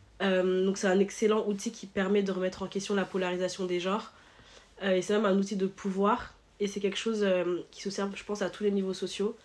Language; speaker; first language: French; early bilingual, other home language; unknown